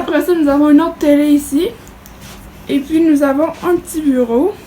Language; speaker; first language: French; native; French